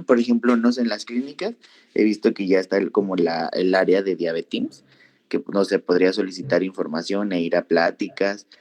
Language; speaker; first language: Spanish; native; Spanish